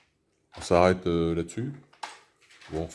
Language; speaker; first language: French; native; French